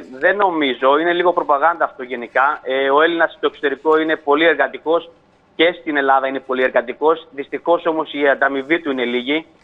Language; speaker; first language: Greek; early bilingual, heritage; Greek